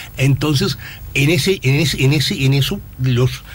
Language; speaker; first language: Spanish; native; Spanish